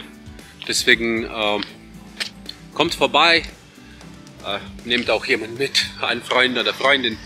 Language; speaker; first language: German; non-native, fluent; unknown